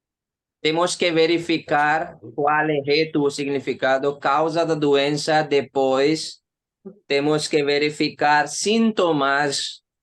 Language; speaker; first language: Portuguese; non-native, learner; Hindi